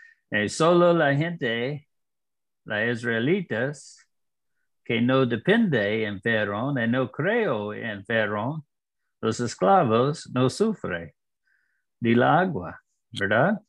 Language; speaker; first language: Spanish; non-native, learner; English